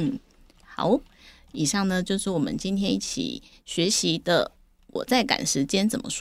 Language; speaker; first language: Chinese; native; Chinese